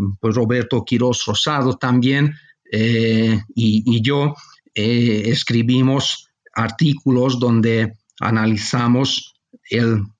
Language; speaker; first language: Spanish; non-native, fluent; Hungarian